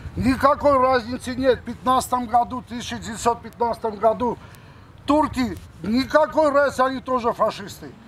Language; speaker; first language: Russian; non-native, local second language; Armenian